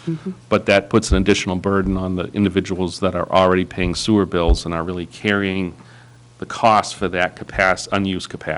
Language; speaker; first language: English; native; English